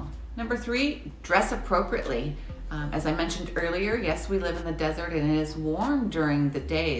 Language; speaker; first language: English; native; English